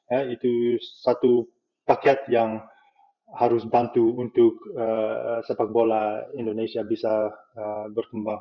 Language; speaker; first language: Indonesian; non-native, fluent; Dutch